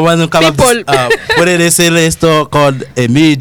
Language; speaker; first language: Spanish; non-native, learner; Haitian Creole